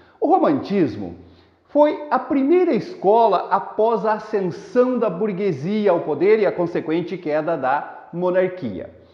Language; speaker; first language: Portuguese; native; Portuguese